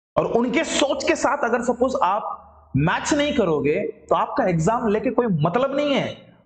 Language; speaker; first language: Hindi; non-native, local second language; Marathi